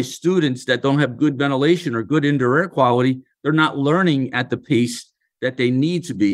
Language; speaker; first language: English; native; English